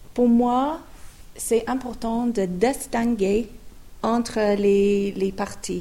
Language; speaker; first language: French; non-native, fluent; English